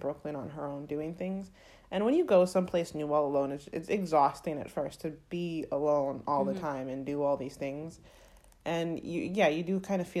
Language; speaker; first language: English; native; English